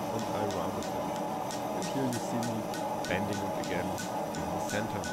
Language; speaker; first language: English; non-native, fluent; German